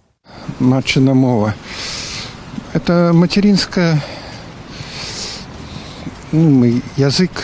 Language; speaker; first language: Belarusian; non-native, local second language; Russian